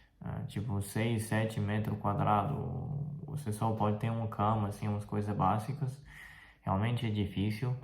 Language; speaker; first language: Portuguese; non-native, fluent; Chinese